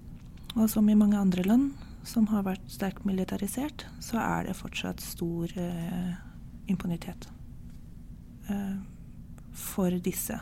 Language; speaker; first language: Norwegian; non-native, fluent; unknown